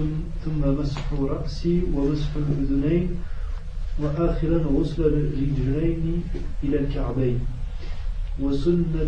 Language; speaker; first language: Arabic; non-native, learner; French